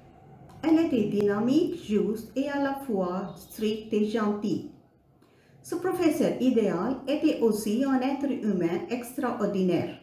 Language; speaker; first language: French; non-native, fluent; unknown